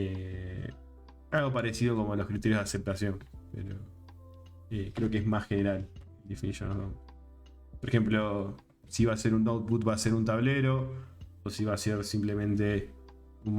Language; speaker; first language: Spanish; native; Spanish